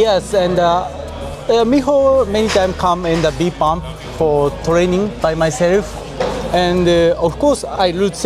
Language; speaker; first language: English; non-native, learner; Japanese